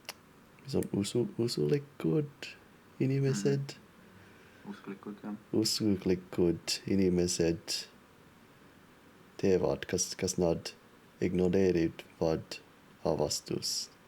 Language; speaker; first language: Estonian; non-native, learner; English